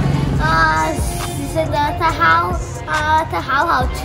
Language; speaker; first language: Chinese; non-native, learner; Vietnamese